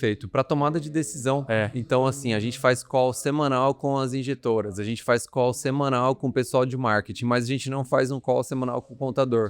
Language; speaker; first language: Portuguese; native; Portuguese